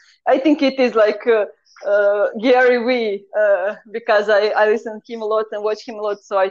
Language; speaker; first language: English; non-native, learner; Croatian